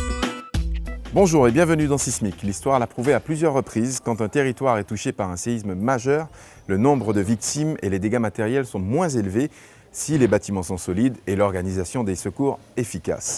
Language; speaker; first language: French; native; French